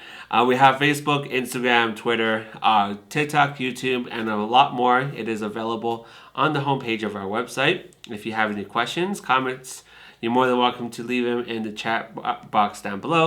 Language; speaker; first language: English; native; English